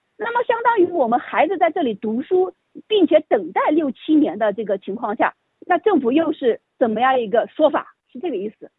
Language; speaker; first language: Chinese; native; Chinese